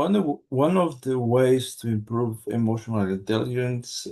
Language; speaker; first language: English; non-native, learner; Spanish